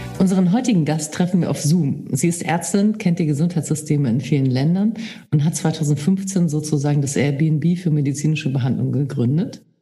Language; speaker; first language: German; native; German